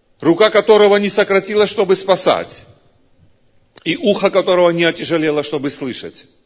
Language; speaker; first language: Russian; non-native, local second language; Georgian